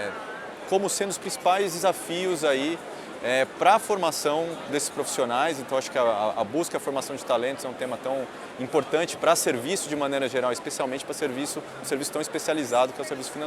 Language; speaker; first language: Portuguese; native; Portuguese